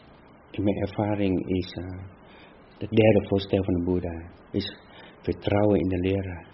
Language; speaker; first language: Dutch; non-native, fluent; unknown